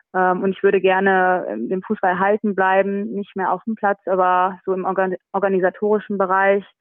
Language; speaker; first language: German; native; German